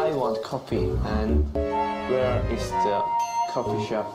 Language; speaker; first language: English; non-native, learner; Korean